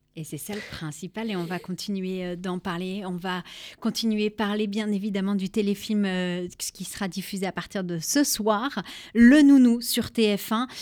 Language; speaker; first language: French; native; French